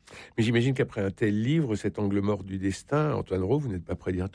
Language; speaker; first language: French; native; French